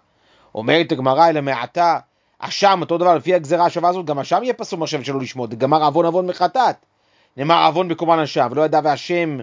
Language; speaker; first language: Hebrew; native; Hebrew